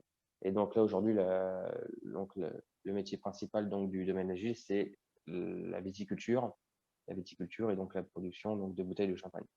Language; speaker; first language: French; native; French